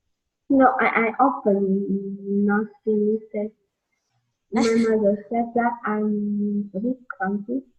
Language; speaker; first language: English; non-native, learner; Vietnamese